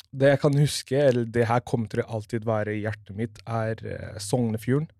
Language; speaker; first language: Norwegian; non-native, fluent; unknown